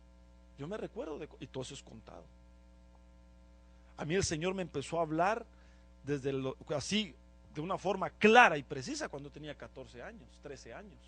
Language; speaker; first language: Spanish; native; Spanish